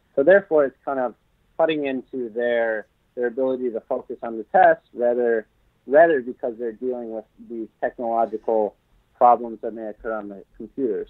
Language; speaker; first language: English; native; English